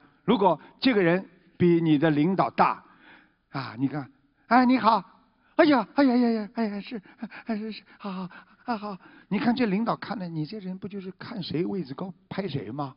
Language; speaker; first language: Chinese; native; Chinese